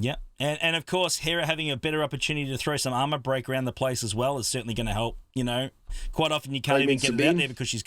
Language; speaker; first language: English; native; English